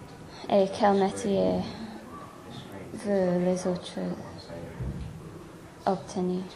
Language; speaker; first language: French; non-native, learner; English